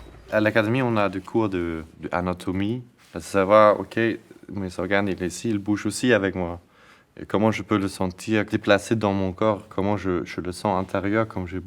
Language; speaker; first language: French; non-native, fluent; Danish